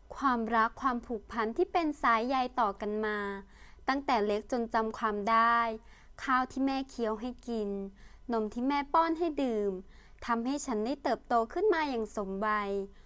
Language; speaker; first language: Thai; early bilingual, other home language; Lao